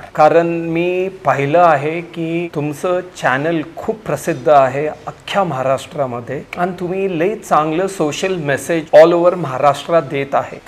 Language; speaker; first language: Marathi; non-native, local second language; Punjabi